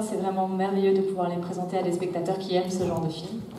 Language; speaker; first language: French; native; French